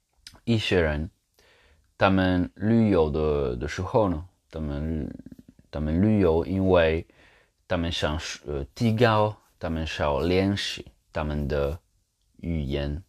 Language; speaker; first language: Chinese; non-native, learner; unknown